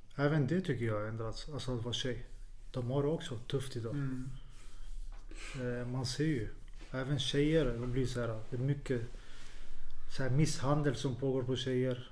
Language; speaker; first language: Swedish; early bilingual, other home language; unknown